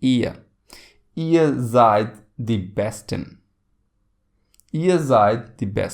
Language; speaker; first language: German; non-native, learner; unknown